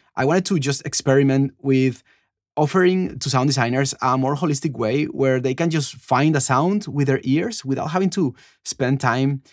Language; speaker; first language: English; non-native, fluent; Spanish